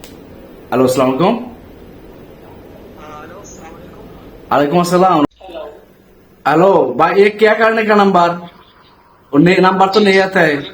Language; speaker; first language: Hindi; non-native, learner; Bangla